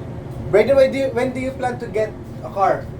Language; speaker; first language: English; non-native, fluent; Filipino